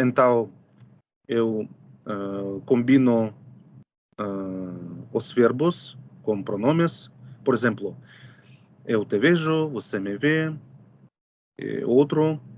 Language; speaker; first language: Portuguese; non-native, fluent; Russian